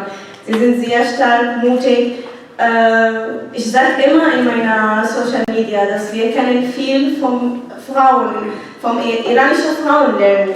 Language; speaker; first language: German; non-native, learner; Arabic